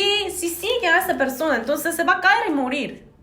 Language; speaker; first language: Spanish; non-native, fluent; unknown